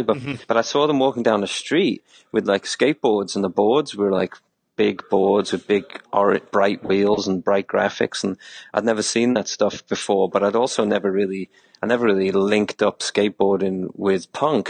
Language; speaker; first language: English; native; English